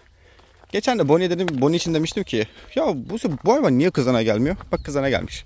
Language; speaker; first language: Turkish; native; Turkish